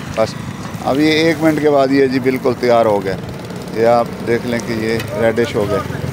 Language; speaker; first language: Urdu; non-native, local second language; Punjabi